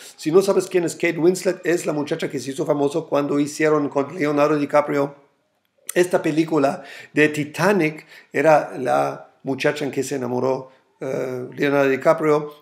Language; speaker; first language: Spanish; non-native, fluent; German